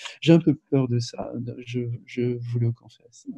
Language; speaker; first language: French; native; French